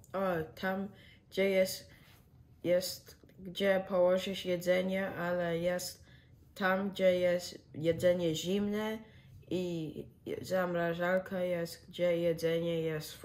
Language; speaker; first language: Polish; early bilingual, heritage; English